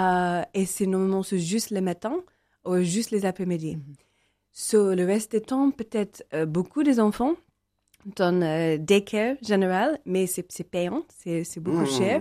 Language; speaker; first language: French; non-native, learner; English